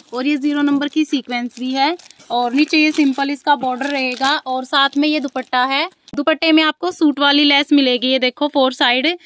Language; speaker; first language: Hindi; native; Hindi